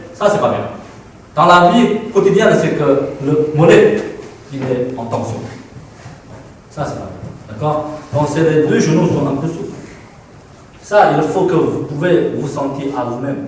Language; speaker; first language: French; non-native, fluent; Chinese